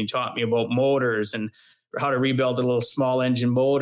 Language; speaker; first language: English; native; English